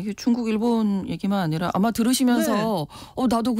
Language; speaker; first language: Korean; native; Korean